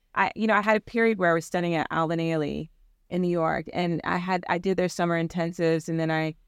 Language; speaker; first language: English; native; English